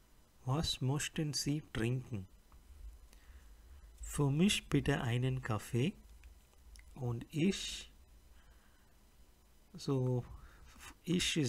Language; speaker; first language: German; non-native, fluent; English